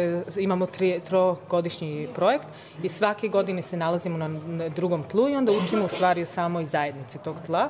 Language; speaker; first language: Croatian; early bilingual, other home language; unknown